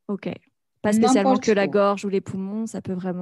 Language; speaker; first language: French; native; French